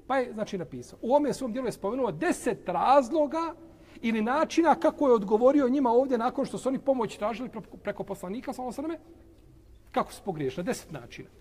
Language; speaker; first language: Bosnian; native; Bosnian